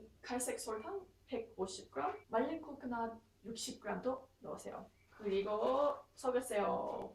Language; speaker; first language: Korean; non-native, learner; English